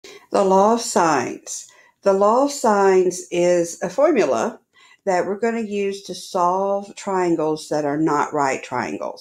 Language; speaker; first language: English; native; English